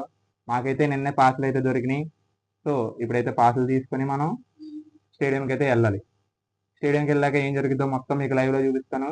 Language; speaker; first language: Telugu; native; Telugu